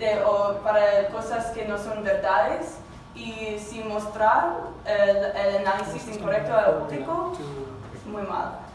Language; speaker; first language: Spanish; non-native, learner; English